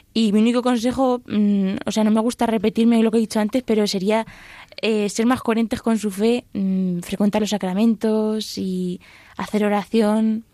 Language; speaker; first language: Spanish; native; Spanish